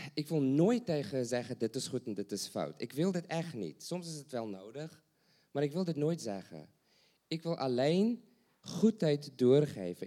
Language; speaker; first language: Dutch; non-native, learner; English